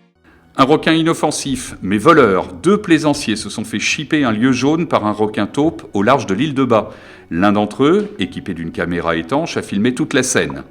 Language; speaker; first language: French; native; French